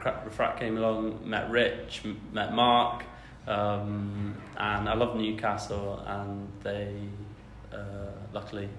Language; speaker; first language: English; native; English